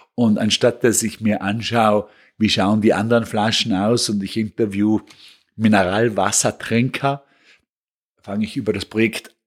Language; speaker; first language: German; native; German